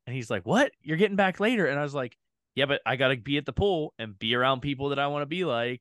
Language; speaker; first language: English; native; English